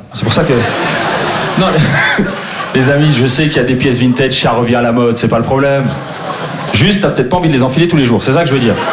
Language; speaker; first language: French; native; French